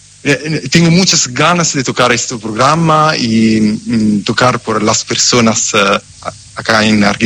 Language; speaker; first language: Spanish; non-native, fluent; Italian